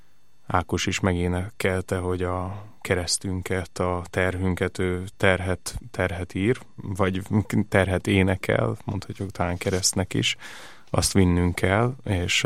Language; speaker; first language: Hungarian; native; Hungarian